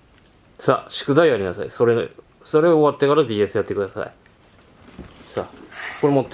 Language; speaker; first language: Japanese; native; Japanese